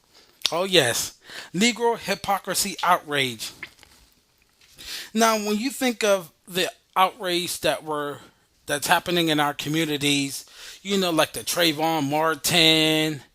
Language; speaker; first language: English; native; English